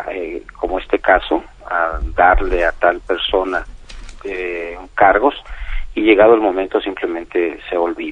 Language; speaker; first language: Spanish; native; Spanish